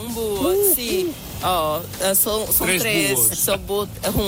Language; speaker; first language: Spanish; non-native, fluent; Portuguese